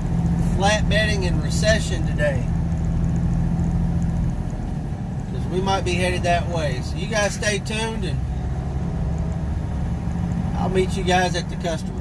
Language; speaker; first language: English; native; English